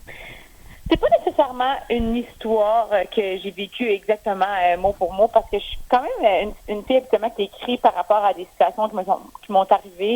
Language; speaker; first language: French; native; French